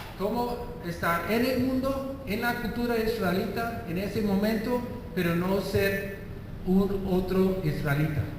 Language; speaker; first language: Spanish; non-native, fluent; English